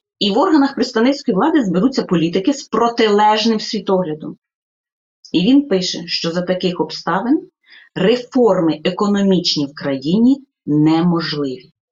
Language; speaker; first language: Ukrainian; native; Ukrainian